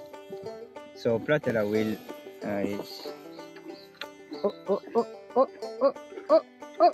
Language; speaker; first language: English; non-native, fluent; French